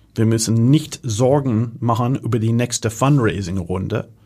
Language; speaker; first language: German; non-native, fluent; English